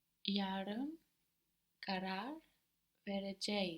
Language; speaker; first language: Turkish; non-native, learner; English